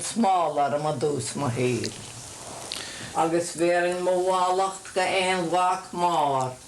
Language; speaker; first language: Irish; native; Irish